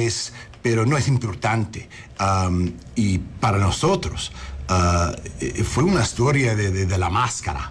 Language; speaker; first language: Spanish; non-native, learner; English